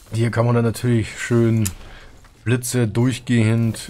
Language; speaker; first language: German; native; German